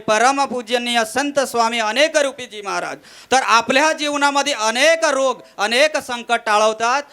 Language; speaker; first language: Marathi; non-native, local second language; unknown